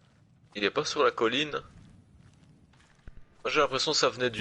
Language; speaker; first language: French; native; French